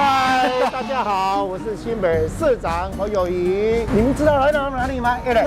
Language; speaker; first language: Chinese; native; Chinese